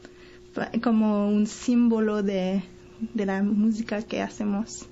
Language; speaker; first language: Spanish; non-native, learner; French